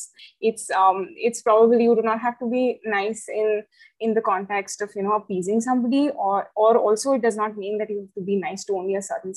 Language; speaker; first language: English; non-native, local second language; Hindi